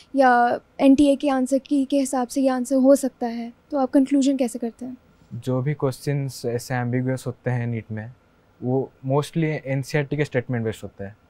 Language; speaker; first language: Hindi; native; Hindi